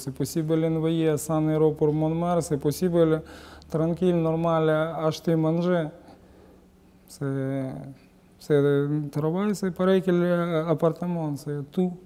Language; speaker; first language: French; non-native, learner; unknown